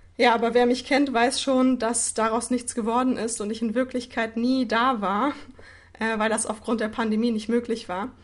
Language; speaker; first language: German; native; German